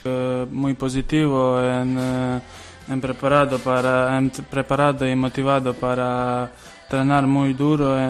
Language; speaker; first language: Spanish; non-native, learner; Serbian